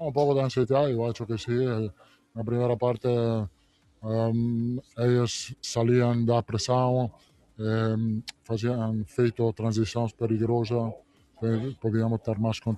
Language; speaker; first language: Portuguese; non-native, fluent; Italian